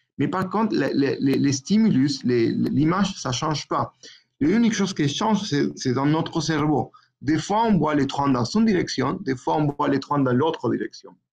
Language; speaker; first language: French; non-native, fluent; Spanish